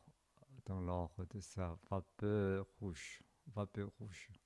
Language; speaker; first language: French; non-native, learner; Korean